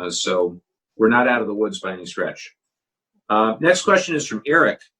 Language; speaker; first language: English; native; English